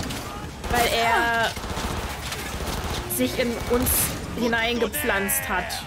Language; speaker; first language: German; native; German